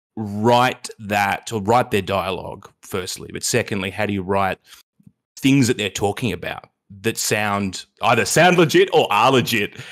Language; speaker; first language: English; native; English